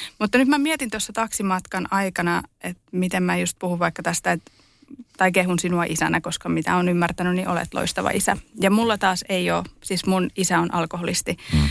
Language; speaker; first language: Finnish; early bilingual, other home language; Estonian